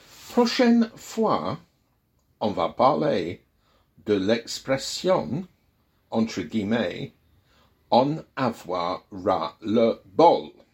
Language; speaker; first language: French; non-native, fluent; English